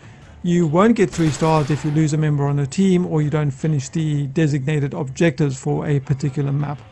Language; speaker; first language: English; native; English